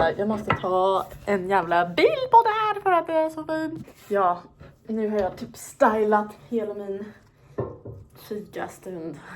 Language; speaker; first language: Swedish; non-native, fluent; English